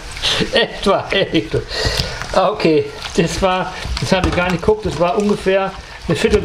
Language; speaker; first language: German; native; German